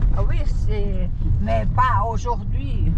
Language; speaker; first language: French; non-native, fluent; Portuguese